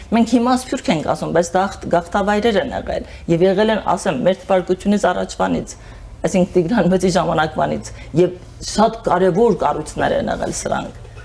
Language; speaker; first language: Armenian; early bilingual, heritage; Armenian